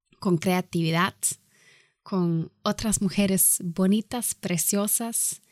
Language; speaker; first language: Spanish; non-native, fluent; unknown